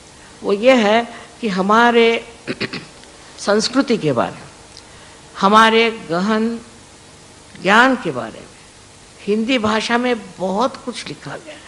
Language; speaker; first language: Hindi; non-native, local second language; Marathi